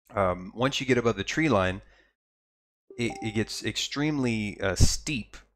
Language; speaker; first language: English; native; English